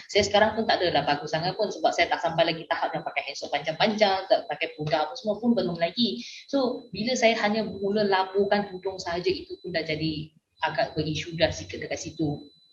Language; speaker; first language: Malay; non-native, local second language; Min Nan Chinese